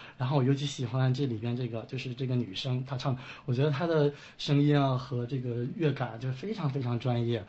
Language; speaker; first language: Chinese; native; Chinese